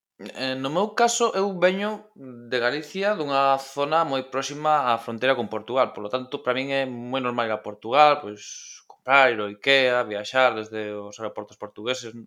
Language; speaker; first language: Galician; native; Galician